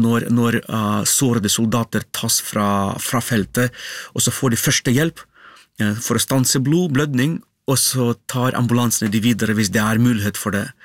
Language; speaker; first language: Norwegian; non-native, fluent; Ukrainian